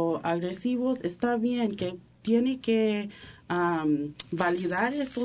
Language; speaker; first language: Spanish; early bilingual, heritage; English